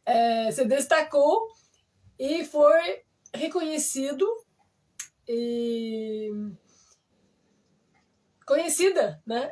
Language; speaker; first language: Portuguese; non-native, fluent; French